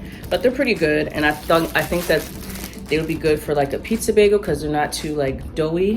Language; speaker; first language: English; native; English